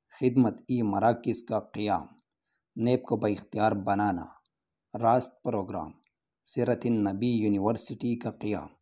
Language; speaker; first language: Urdu; non-native, local second language; Pashto